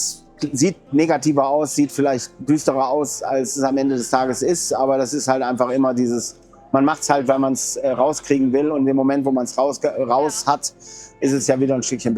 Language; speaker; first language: German; native; German